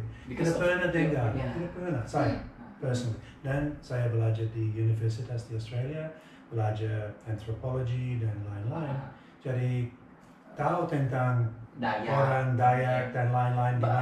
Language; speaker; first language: Indonesian; non-native, fluent; English